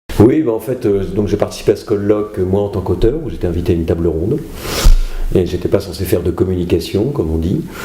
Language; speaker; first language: French; native; French